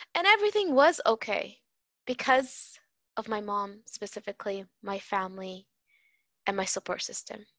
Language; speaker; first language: English; native; English